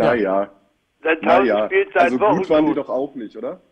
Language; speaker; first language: German; native; German